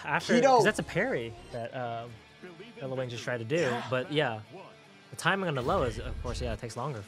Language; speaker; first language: English; native; English